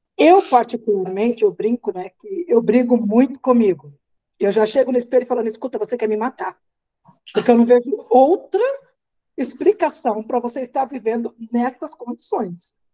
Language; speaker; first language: Portuguese; native; Portuguese